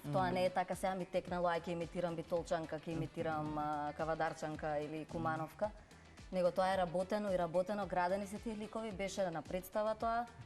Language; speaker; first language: Macedonian; native; Macedonian